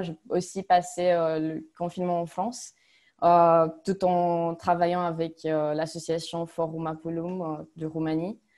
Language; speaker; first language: French; non-native, fluent; Romanian